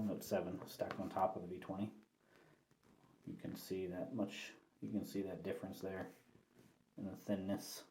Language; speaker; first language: English; native; English